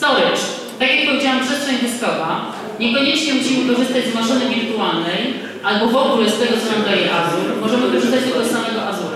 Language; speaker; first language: Polish; native; Polish